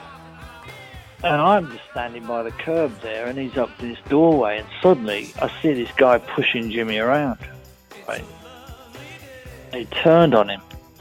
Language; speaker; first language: English; native; English